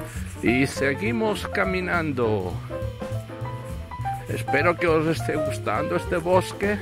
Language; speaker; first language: Spanish; non-native, fluent; Portuguese